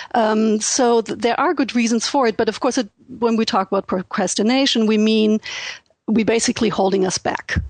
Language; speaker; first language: English; non-native, fluent; German